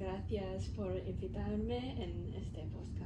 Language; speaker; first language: Spanish; non-native, learner; Cantonese